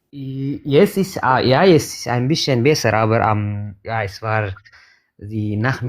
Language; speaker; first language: German; non-native, learner; Amharic